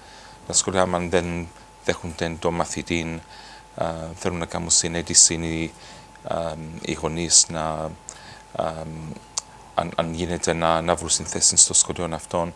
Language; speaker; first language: Greek; early bilingual, heritage; Greek